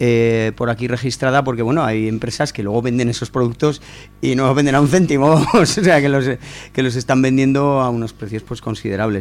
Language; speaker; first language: Spanish; native; Spanish